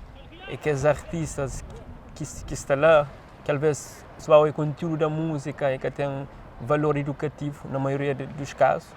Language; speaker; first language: Portuguese; non-native, local second language; Kabuverdianu